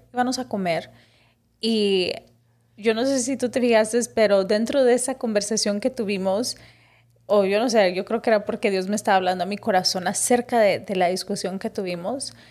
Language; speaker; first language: Spanish; early bilingual, heritage; Spanish